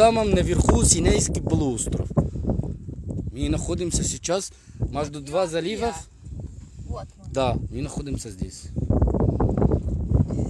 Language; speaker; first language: Russian; non-native, learner; Arabic